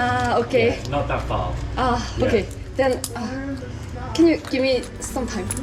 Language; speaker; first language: English; non-native, learner; Korean